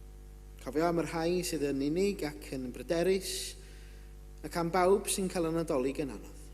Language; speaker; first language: Welsh; native; Welsh